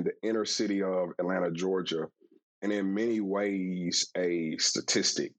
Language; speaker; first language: English; native; English